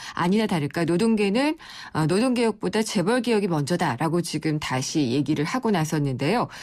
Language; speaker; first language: Korean; native; Korean